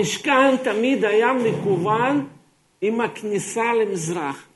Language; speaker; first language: Hebrew; non-native, fluent; Russian